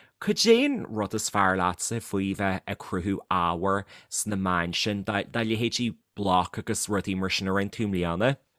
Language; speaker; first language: Irish; native; Irish